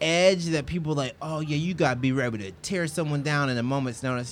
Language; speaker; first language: English; native; English